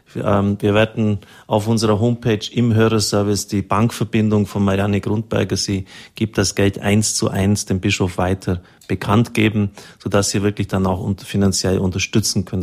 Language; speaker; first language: German; native; German